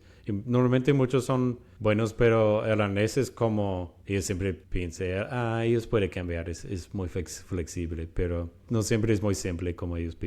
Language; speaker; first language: Spanish; non-native, fluent; English